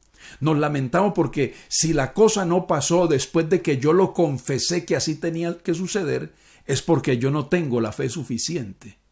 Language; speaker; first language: Spanish; native; Spanish